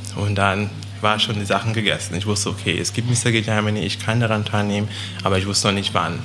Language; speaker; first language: German; non-native, fluent; French